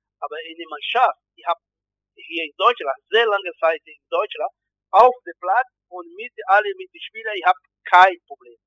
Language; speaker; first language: German; non-native, learner; Portuguese